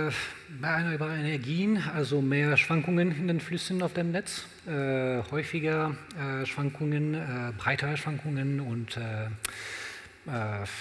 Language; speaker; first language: German; non-native, learner; French